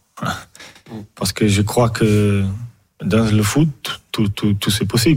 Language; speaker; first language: French; non-native, fluent; Portuguese